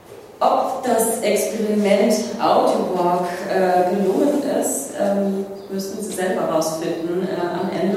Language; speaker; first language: German; native; German